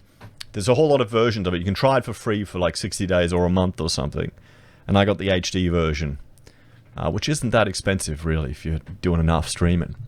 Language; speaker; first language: English; native; English